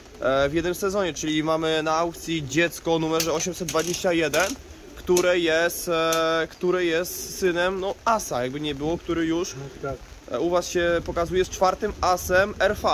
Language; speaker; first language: Polish; native; Polish